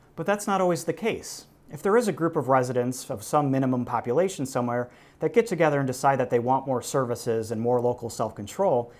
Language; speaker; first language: English; native; English